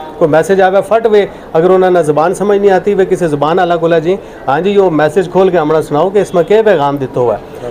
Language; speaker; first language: Urdu; non-native, local second language; Gujari